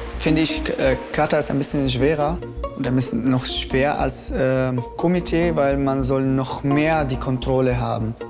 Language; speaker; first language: German; non-native, learner; Arabic